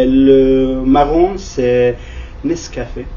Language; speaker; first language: French; non-native, learner; Kurdish